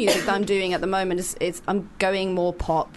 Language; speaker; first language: English; non-native, fluent; Norwegian